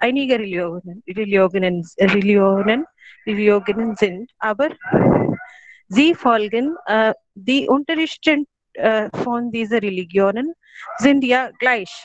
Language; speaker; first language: German; non-native, learner; Hindi